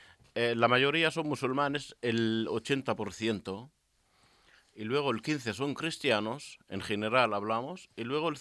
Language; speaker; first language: Spanish; non-native, learner; Arabic